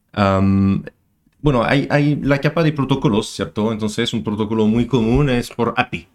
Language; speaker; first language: Spanish; non-native, fluent; French